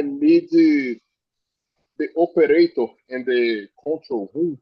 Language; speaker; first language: English; non-native, learner; Portuguese